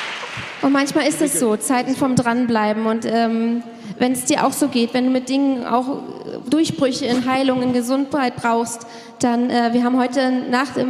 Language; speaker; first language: German; native; German